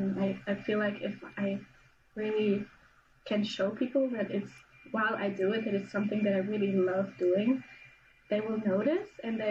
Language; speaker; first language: English; non-native, fluent; German